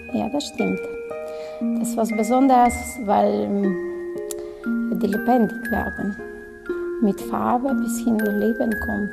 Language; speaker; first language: German; non-native, learner; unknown